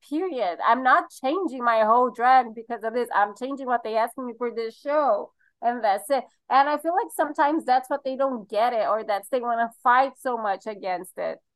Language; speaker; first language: English; non-native, fluent; Portuguese